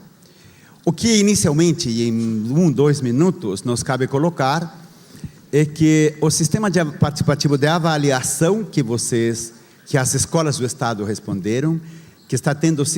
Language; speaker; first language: Portuguese; non-native, fluent; Spanish